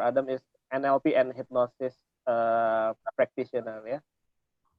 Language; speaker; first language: English; non-native, learner; Indonesian